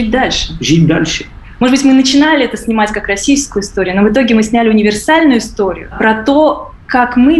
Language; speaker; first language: Russian; native; Russian